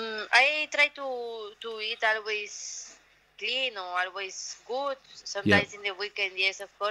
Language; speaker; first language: English; non-native, learner; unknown